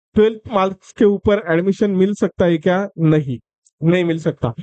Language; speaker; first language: Hindi; non-native, local second language; Marathi